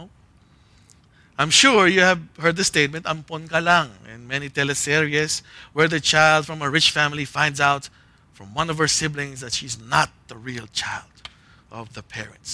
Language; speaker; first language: English; non-native, local second language; Filipino